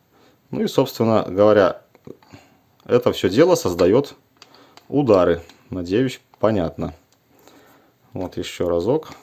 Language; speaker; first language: Russian; native; Russian